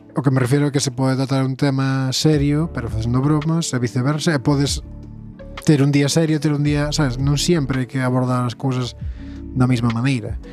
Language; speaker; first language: Galician; native; Galician